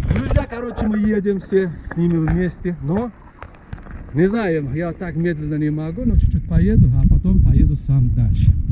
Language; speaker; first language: Russian; non-native, local second language; Uzbek